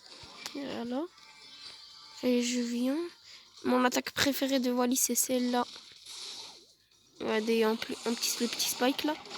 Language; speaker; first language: French; native; French